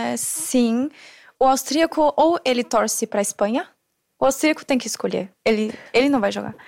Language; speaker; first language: Portuguese; non-native, fluent; German